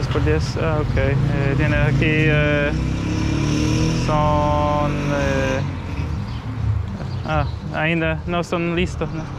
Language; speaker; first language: Spanish; non-native, learner; English